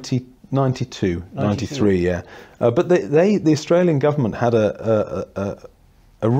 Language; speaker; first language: English; native; English